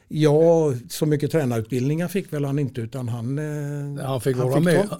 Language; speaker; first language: Swedish; native; Swedish